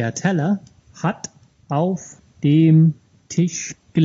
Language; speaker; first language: German; non-native, fluent; English